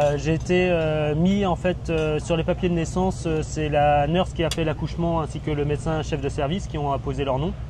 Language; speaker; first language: French; early bilingual, other home language; Thai